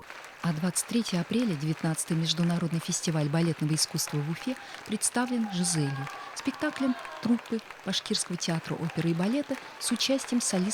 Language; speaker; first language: Russian; native; Russian